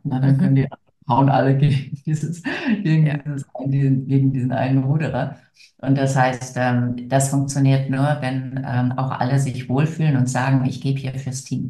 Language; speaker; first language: German; native; German